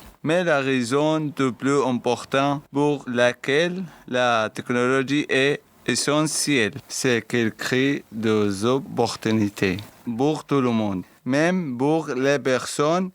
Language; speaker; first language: French; non-native, learner; Arabic